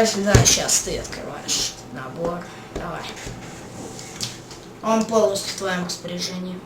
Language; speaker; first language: Russian; native; Russian